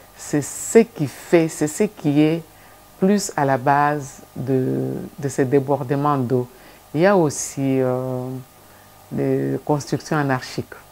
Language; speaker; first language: French; non-native, local second language; Lingala